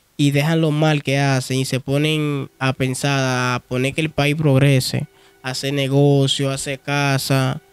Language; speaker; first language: Spanish; non-native, fluent; Haitian Creole